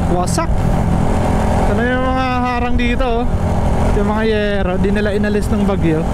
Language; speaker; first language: Filipino; non-native, local second language; Bikol